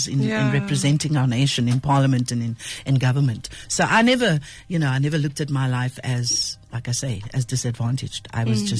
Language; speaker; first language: English; native; English